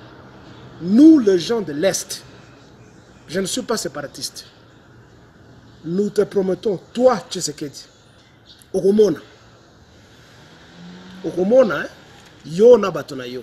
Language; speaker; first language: French; non-native, local second language; Lingala